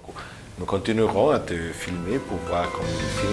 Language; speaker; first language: French; non-native, learner; Spanish